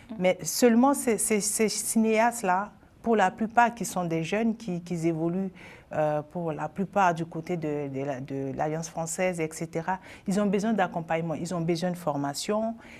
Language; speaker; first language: French; non-native, local second language; Sango